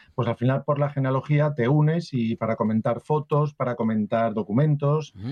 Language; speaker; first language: Spanish; native; Spanish